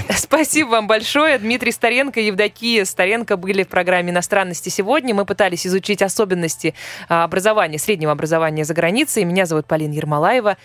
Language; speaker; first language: Russian; native; Russian